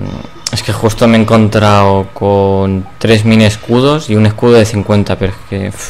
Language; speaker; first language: Spanish; native; Spanish